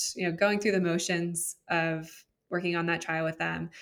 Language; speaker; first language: English; native; English